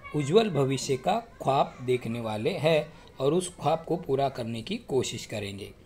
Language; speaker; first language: Hindi; non-native, local second language; Marathi